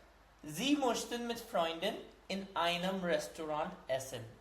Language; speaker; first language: German; non-native, learner; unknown